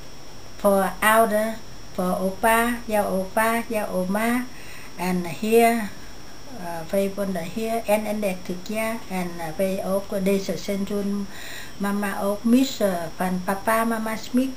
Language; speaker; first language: Dutch; non-native, learner; Vietnamese